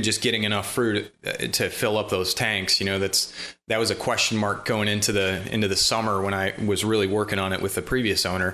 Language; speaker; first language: English; native; English